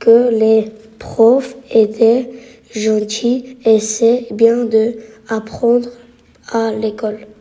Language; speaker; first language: French; non-native, learner; Romany